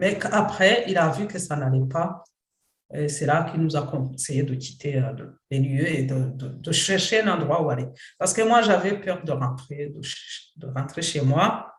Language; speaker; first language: French; non-native, local second language; Kinyarwanda